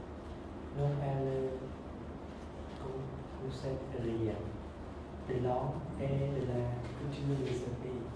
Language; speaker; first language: French; non-native, learner; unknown